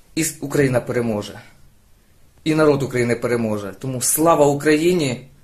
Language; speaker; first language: Ukrainian; non-native, local second language; Russian